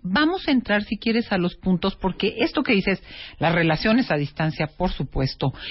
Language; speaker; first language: Spanish; native; Spanish